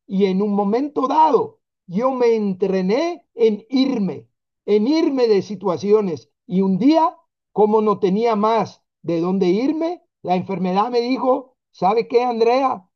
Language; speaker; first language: Spanish; non-native, fluent; Italian